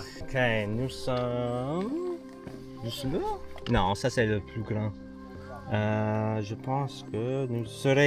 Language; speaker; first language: French; non-native, learner; English